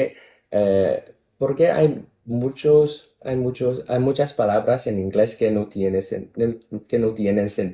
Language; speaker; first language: Spanish; non-native, fluent; Cantonese